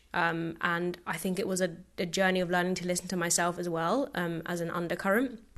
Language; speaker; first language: English; native; English